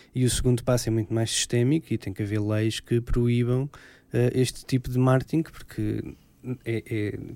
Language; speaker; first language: Portuguese; native; Portuguese